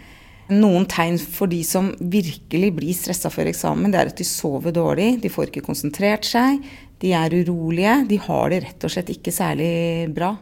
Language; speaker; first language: Norwegian; native; Norwegian